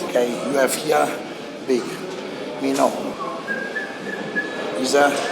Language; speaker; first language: English; non-native, learner; Italian